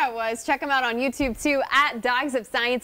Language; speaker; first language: English; native; English